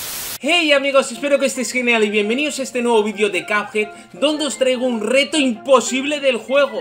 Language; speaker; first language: Spanish; native; Spanish